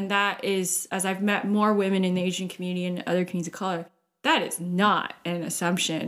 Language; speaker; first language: English; early bilingual, other home language; Cantonese